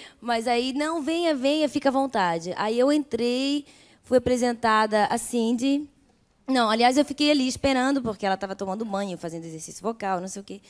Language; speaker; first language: Portuguese; early bilingual, other home language; Italian